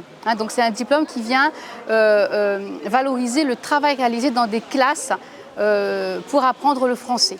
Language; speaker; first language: French; native; French